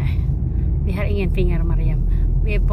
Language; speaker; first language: Swedish; non-native, learner; Filipino